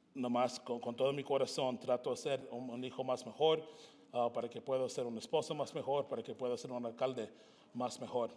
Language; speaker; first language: Spanish; early bilingual, other home language; English